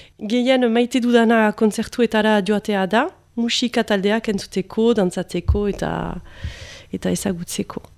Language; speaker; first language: Basque; non-native, local second language; French